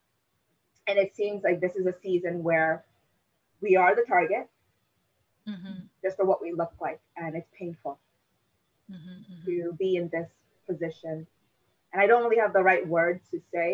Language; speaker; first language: English; native; English